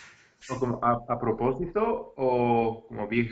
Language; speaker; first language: Spanish; non-native, learner; English